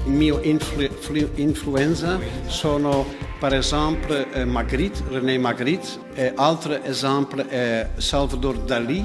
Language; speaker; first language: Italian; non-native, learner; Dutch